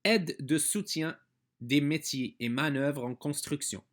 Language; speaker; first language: French; non-native, local second language; Arabic